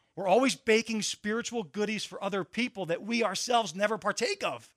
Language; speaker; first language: English; native; English